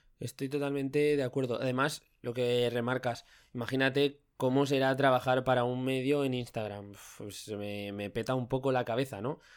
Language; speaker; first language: Spanish; native; Spanish